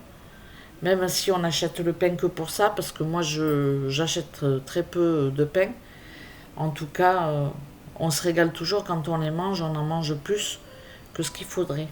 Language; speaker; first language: French; native; French